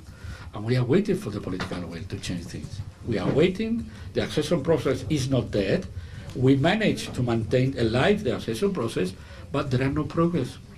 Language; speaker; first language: English; non-native, fluent; Spanish